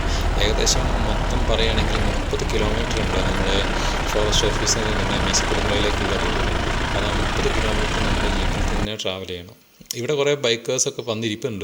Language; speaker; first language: Malayalam; native; Malayalam